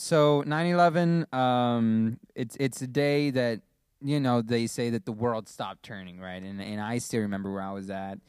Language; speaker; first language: English; native; English